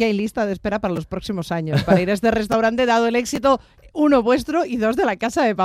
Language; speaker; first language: Spanish; native; Spanish